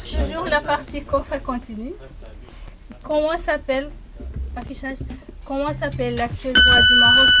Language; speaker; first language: French; non-native, local second language; Comorian